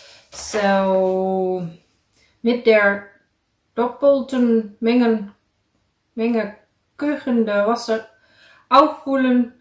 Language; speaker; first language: German; non-native, learner; Dutch